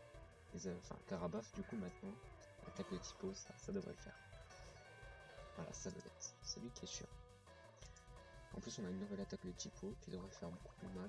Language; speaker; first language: French; native; French